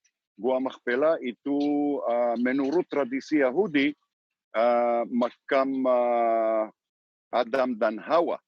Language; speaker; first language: Indonesian; non-native, learner; Hebrew